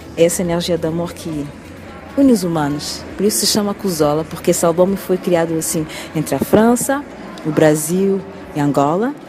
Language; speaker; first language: Portuguese; native; Portuguese